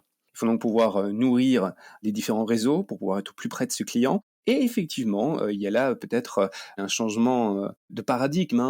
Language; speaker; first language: French; native; French